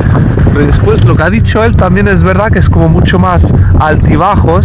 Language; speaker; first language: Spanish; native; Spanish